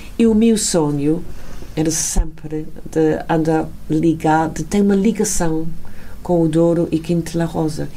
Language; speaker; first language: Portuguese; non-native, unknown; English